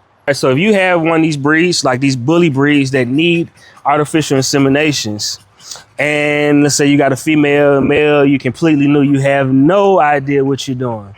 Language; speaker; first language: English; native; English